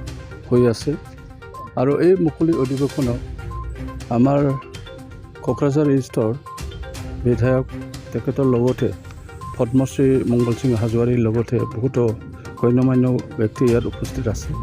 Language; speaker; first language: Assamese; non-native, local second language; Bodo